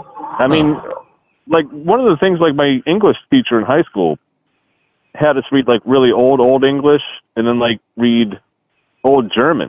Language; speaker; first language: English; native; English